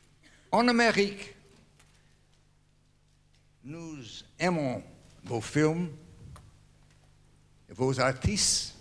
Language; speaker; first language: French; non-native, learner; English